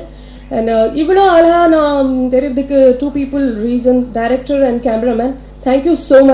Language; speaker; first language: Tamil; non-native, local second language; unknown